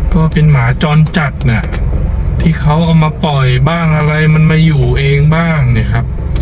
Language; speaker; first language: Thai; native; Thai